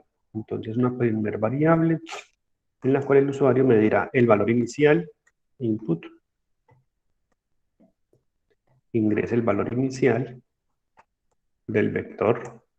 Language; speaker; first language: Spanish; native; Spanish